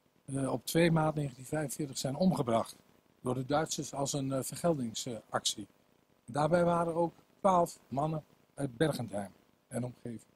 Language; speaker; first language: Dutch; native; Dutch